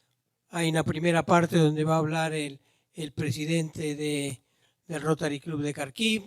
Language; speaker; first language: Spanish; native; Spanish